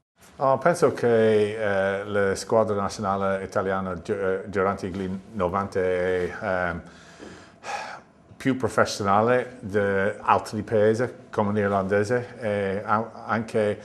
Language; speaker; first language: Italian; non-native, learner; English